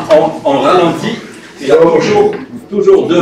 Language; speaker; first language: French; non-native, fluent; Swedish